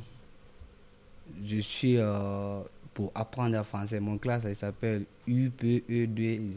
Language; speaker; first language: French; non-native, local second language; Mandingo